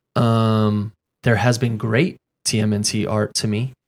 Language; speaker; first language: English; native; English